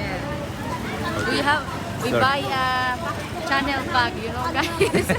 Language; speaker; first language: English; non-native, learner; Filipino